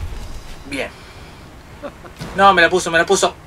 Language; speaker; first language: Spanish; native; Spanish